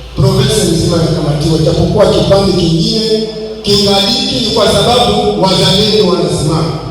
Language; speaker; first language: Swahili; native; Swahili